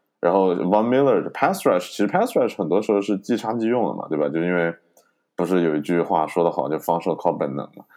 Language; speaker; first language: Chinese; native; Chinese